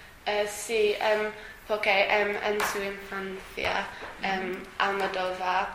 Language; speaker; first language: Spanish; non-native, learner; English